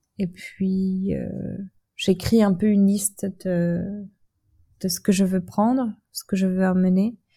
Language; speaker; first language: French; non-native, fluent; Czech